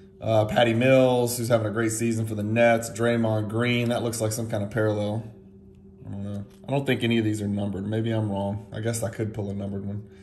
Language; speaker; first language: English; native; English